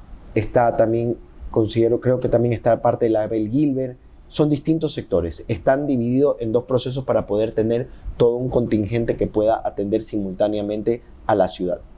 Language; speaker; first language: Spanish; native; Spanish